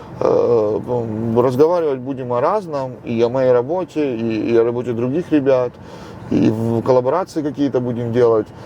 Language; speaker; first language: Russian; non-native, local second language; Georgian